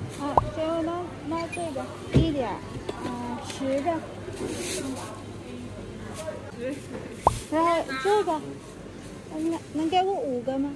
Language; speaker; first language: Chinese; non-native, learner; Filipino